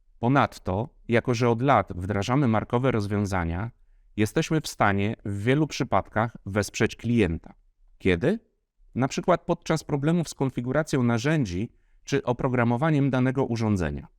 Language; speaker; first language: Polish; native; Polish